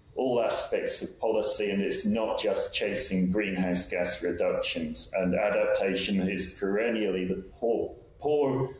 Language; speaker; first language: English; native; English